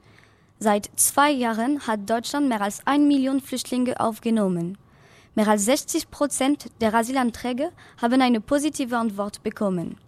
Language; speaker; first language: German; non-native, learner; French